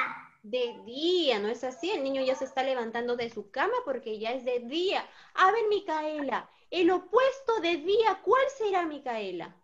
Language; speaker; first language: Spanish; native; Spanish